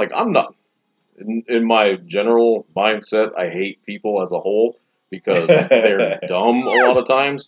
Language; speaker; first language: English; native; English